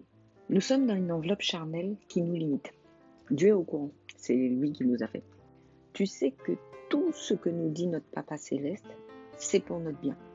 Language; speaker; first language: French; native; French